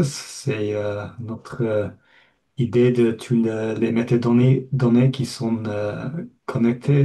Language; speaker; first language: French; non-native, fluent; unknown